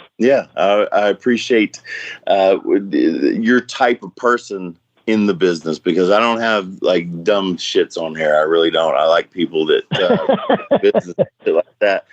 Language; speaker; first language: English; native; English